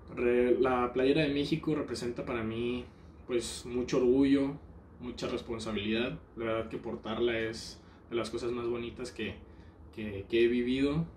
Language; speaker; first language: Spanish; native; Spanish